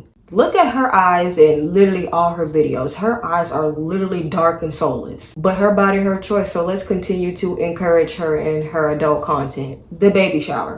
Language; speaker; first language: English; native; English